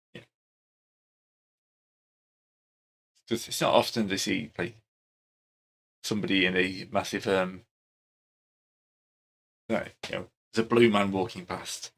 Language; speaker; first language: English; native; English